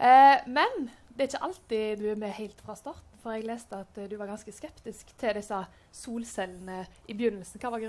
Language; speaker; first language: Norwegian; native; Norwegian